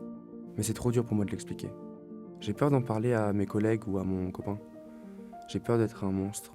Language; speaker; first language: French; non-native, fluent; Chinese